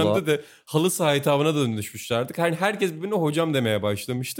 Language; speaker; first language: Turkish; native; Turkish